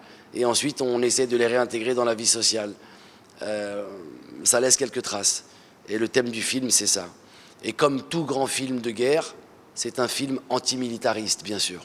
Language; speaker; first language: French; early bilingual, other home language; Arabic